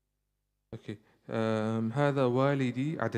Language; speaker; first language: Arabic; non-native, fluent; English